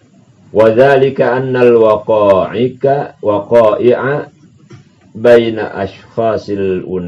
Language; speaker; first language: Arabic; non-native, fluent; Indonesian